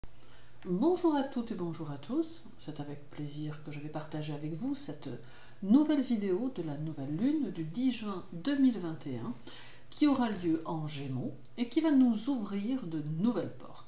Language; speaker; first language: French; native; French